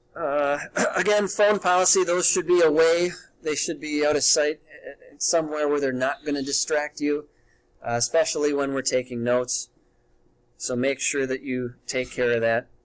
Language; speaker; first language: English; native; English